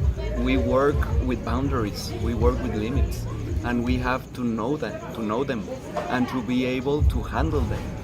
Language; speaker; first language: English; non-native, fluent; Spanish